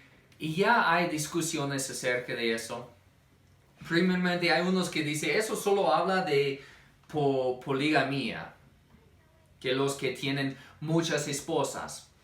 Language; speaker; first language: Spanish; non-native, fluent; English